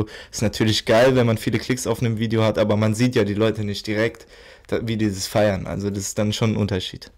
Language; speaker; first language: German; native; German